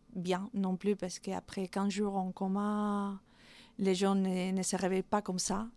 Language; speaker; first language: French; non-native, fluent; Spanish